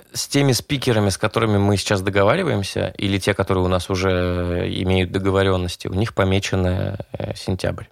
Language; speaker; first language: Russian; native; Russian